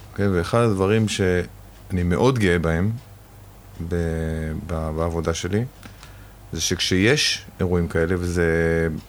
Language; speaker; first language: Hebrew; native; Hebrew